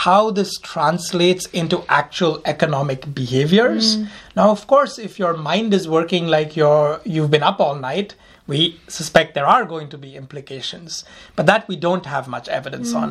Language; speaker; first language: English; non-native, local second language; Hindi